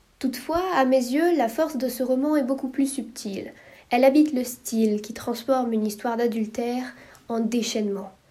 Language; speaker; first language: French; native; French